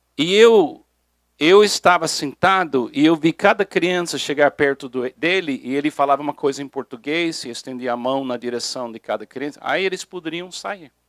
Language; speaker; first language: Portuguese; non-native, fluent; English